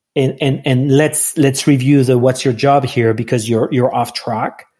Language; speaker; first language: English; non-native, fluent; French